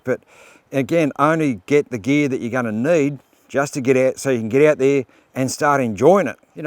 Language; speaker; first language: English; native; English